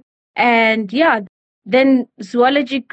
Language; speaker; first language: English; non-native, local second language; Northern Sotho